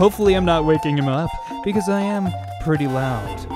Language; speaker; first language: English; native; English